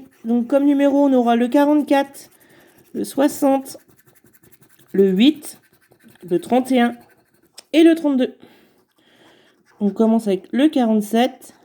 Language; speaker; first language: French; native; French